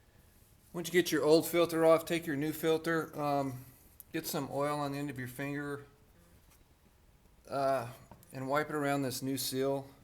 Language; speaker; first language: English; native; English